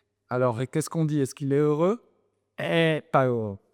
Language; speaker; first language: French; native; French